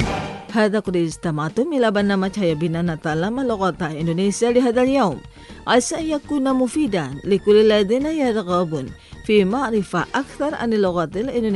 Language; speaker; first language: Arabic; non-native, fluent; Indonesian